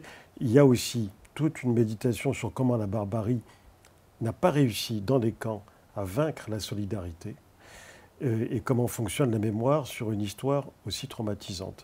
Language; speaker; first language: French; native; French